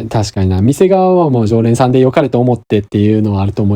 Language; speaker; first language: Japanese; native; Japanese